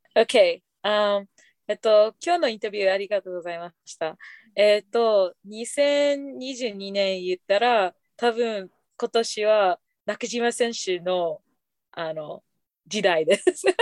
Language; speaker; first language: Japanese; non-native, fluent; English